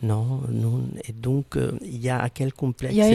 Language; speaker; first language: French; non-native, fluent; Italian